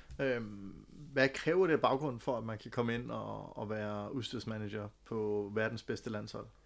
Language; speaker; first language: Danish; native; Danish